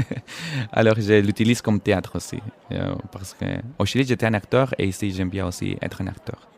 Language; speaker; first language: French; non-native, fluent; Spanish